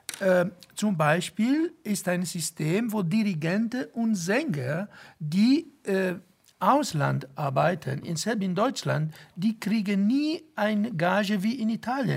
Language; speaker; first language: German; non-native, fluent; Italian